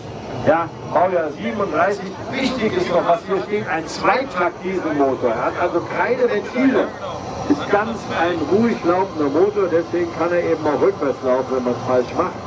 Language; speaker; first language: German; native; German